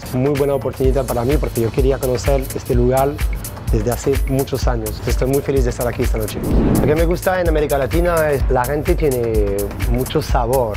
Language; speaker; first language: Spanish; non-native, fluent; French